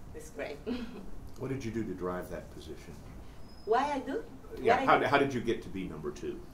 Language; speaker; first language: English; non-native, fluent; Spanish